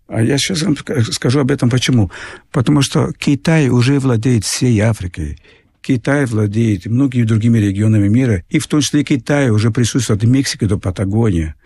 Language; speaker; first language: Russian; non-native, fluent; Portuguese